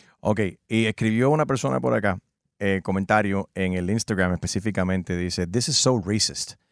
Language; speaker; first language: Spanish; early bilingual, heritage; Spanish